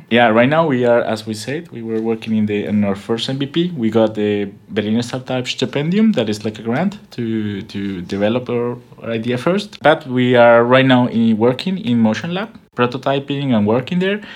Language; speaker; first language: English; non-native, fluent; Spanish